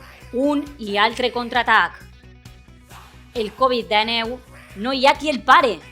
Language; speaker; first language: Catalan; native; Catalan